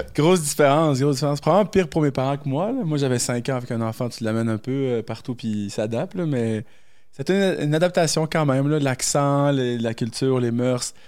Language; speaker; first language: French; early bilingual, other home language; Arabic